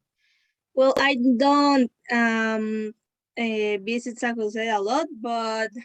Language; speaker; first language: English; non-native, learner; Spanish